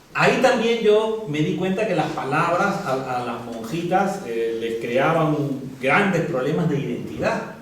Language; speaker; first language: Spanish; native; Spanish